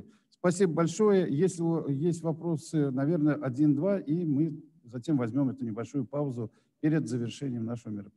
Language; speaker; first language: Russian; native; Russian